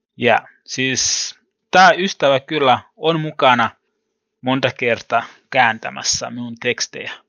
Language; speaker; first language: Finnish; non-native, learner; Swahili